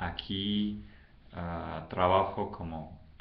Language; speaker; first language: Spanish; non-native, fluent; English